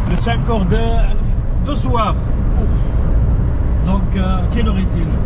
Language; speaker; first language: French; non-native, local second language; Arabic